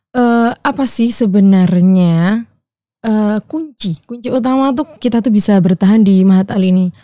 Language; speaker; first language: Indonesian; native; Indonesian